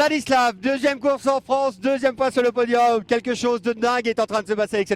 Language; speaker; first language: French; native; French